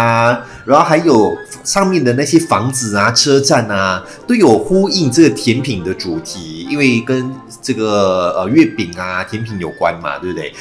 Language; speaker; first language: Chinese; native; Chinese